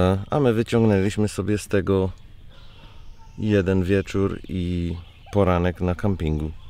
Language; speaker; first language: Polish; native; Polish